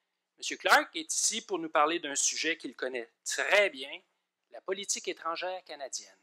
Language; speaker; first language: French; native; French